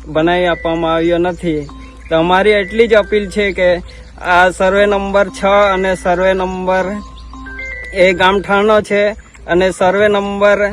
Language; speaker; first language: Gujarati; non-native, local second language; Gamit